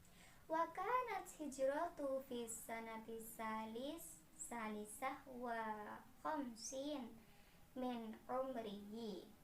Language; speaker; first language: Arabic; non-native, fluent; Indonesian